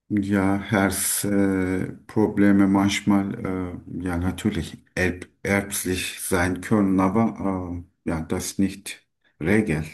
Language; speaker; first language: German; non-native, learner; Turkish